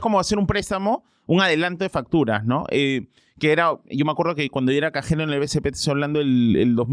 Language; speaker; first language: Spanish; native; Spanish